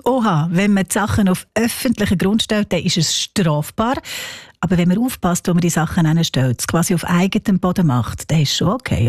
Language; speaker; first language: German; native; German